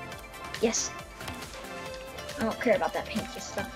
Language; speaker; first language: English; native; English